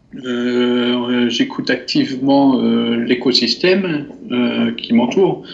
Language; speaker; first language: French; native; French